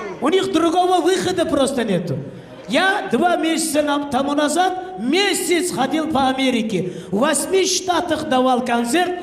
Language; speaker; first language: Russian; non-native, local second language; Uzbek